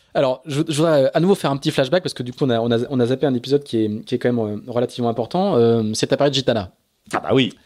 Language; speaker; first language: French; native; French